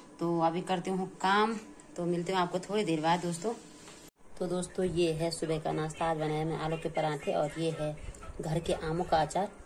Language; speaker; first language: Hindi; native; Hindi